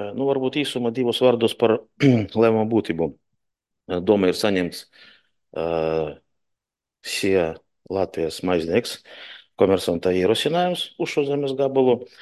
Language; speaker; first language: Latvian; non-native, local second language; Russian